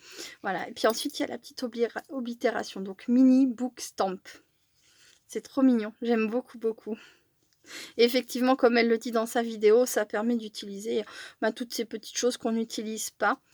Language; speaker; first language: French; native; French